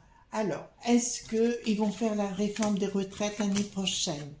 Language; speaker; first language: French; native; French